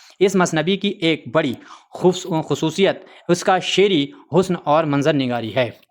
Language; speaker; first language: Urdu; native; Urdu